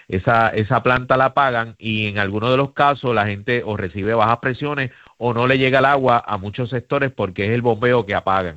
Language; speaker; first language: Spanish; native; Spanish